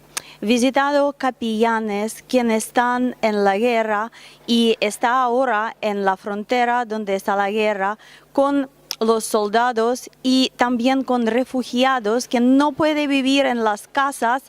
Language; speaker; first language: Spanish; non-native, learner; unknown